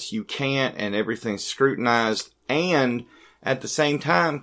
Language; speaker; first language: English; native; English